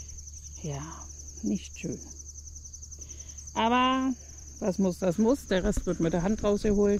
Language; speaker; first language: German; native; German